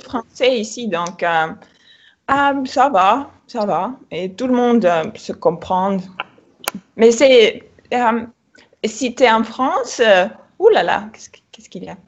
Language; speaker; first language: French; non-native, fluent; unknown